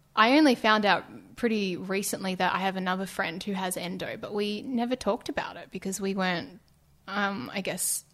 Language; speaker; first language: English; native; English